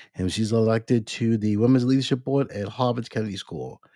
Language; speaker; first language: English; native; English